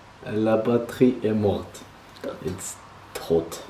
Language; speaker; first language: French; non-native, learner; German